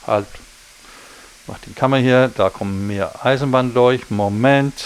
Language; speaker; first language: German; non-native, learner; English